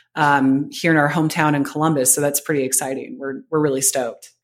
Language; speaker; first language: English; native; English